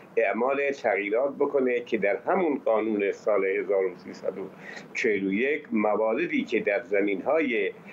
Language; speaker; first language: Persian; native; Persian